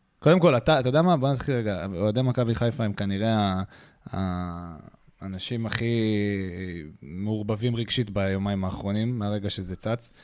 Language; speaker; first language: Hebrew; native; Hebrew